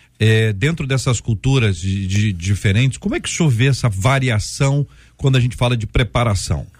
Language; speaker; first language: Portuguese; native; Portuguese